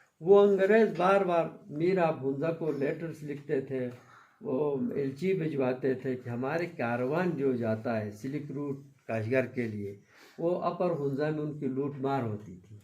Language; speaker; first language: Urdu; non-native, local second language; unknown